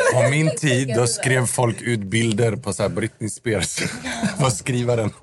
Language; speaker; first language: Swedish; native; Swedish